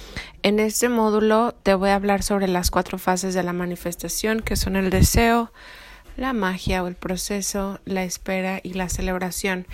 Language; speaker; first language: Spanish; native; Spanish